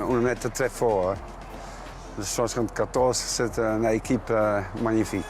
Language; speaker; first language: French; non-native, fluent; Dutch